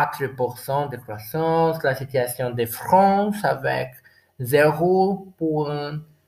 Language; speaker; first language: French; non-native, learner; Portuguese